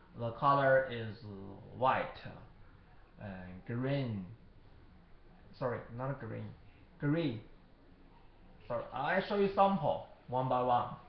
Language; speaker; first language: English; non-native, learner; Chinese